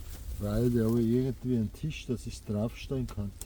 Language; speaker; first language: German; native; German